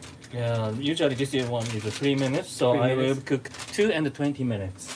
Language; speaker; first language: English; non-native, fluent; Japanese